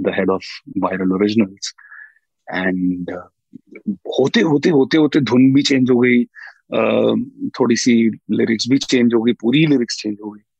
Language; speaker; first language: Hindi; native; Hindi